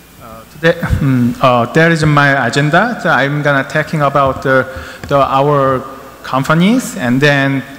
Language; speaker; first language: English; non-native, learner; Korean